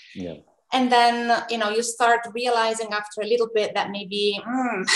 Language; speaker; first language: English; non-native, fluent; Italian